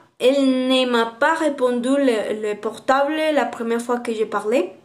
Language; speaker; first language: French; non-native, learner; Spanish